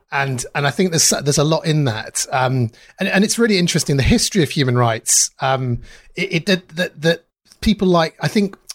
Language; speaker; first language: English; native; English